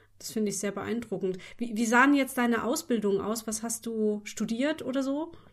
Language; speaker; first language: German; native; German